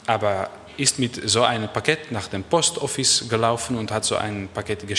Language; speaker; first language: German; non-native, learner; Dutch